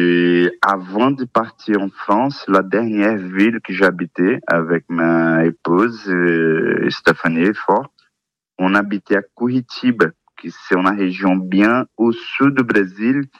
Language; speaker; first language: French; non-native, fluent; Portuguese